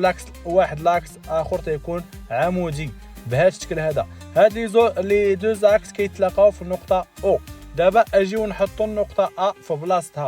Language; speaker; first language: Arabic; native; Arabic